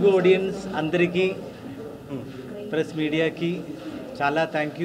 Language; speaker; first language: Telugu; non-native, learner; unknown